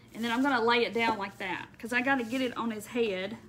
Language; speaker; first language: English; native; English